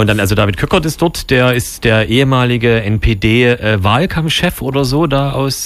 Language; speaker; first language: German; native; German